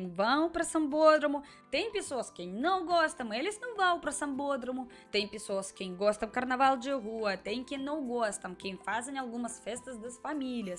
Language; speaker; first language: Portuguese; non-native, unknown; Russian